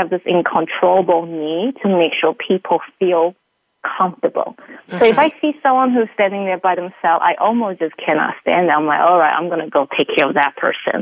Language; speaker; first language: English; native; English